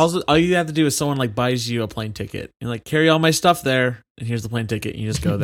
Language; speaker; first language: English; native; English